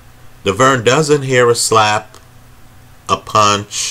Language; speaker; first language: English; native; English